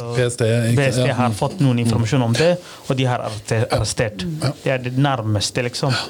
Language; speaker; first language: Norwegian; non-native, fluent; Somali